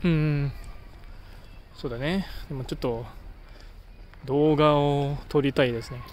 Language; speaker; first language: Japanese; non-native, learner; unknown